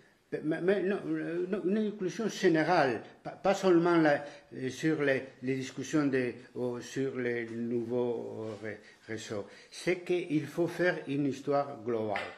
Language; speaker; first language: French; non-native, fluent; Spanish